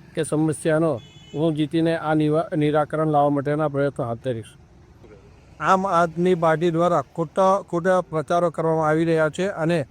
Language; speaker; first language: Gujarati; native; Gujarati